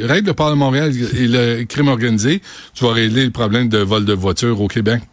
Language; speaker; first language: French; native; French